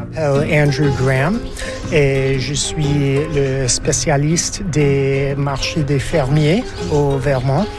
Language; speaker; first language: French; non-native, fluent; English